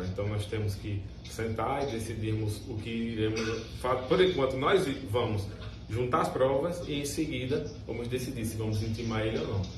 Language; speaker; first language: Portuguese; native; Portuguese